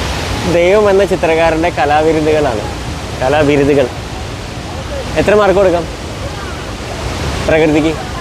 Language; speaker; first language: Malayalam; native; Malayalam